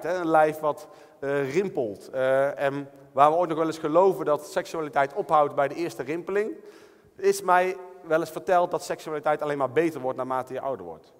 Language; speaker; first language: Dutch; native; Dutch